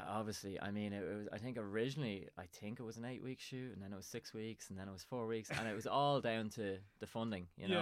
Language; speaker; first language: English; native; English